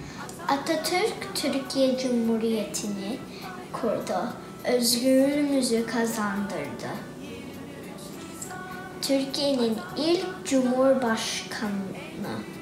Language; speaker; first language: Turkish; early bilingual, heritage; Turkish